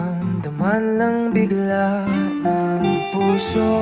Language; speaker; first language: Filipino; native; Filipino